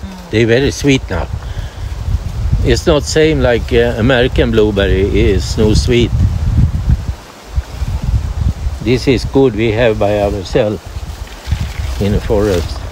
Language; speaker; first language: English; non-native, learner; Swedish